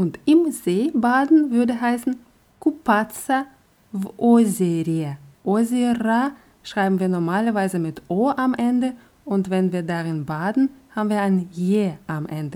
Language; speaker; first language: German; non-native, fluent; Russian